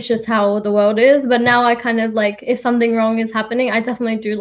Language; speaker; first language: English; early bilingual, other home language; Nepali